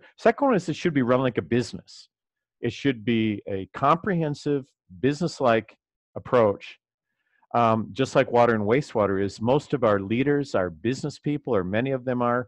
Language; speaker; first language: English; native; English